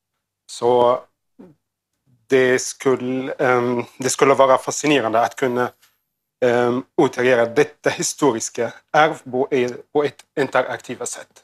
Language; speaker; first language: Swedish; non-native, learner; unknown